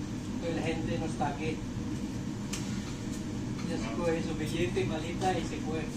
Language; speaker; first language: Spanish; non-native, learner; Filipino